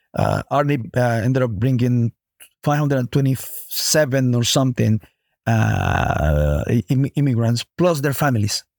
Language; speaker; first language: English; non-native, fluent; Spanish